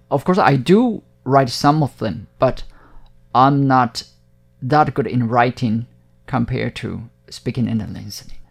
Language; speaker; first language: English; non-native, fluent; Hakka Chinese